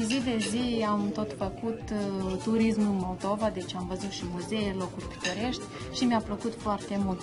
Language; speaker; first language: Romanian; non-native, fluent; Italian